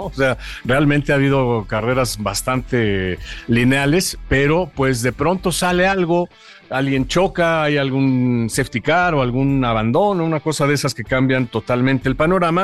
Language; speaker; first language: Spanish; native; Spanish